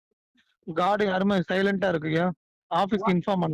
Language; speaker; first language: Tamil; native; Tamil